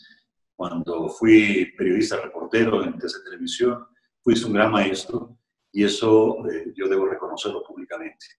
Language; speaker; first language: Spanish; native; Spanish